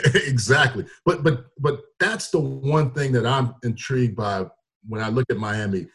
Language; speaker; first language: English; native; English